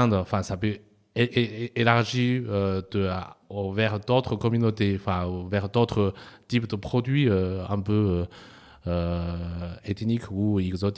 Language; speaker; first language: French; non-native, fluent; Chinese